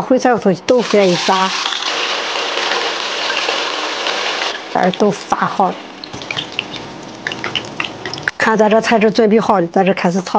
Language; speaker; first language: Chinese; native; Chinese